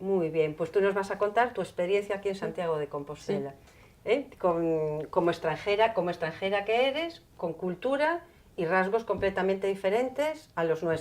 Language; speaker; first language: Spanish; native; Spanish